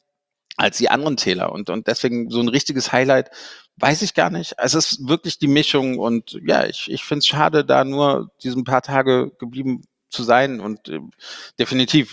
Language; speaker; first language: German; native; German